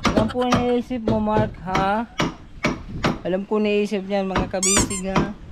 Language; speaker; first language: Filipino; native; Filipino